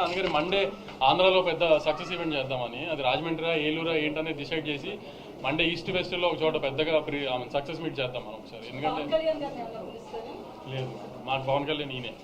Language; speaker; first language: Telugu; native; Telugu